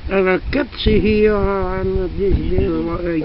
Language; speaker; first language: English; non-native, learner; French